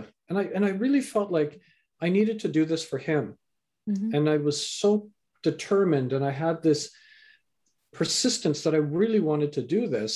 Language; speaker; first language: English; native; English